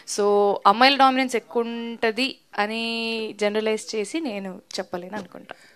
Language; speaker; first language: Telugu; native; Telugu